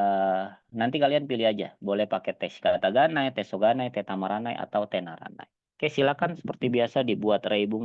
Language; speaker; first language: Indonesian; native; Indonesian